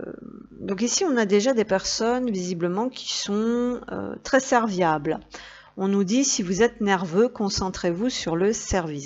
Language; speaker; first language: French; native; French